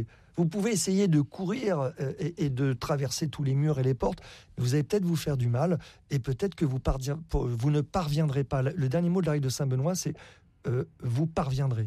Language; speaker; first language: French; native; French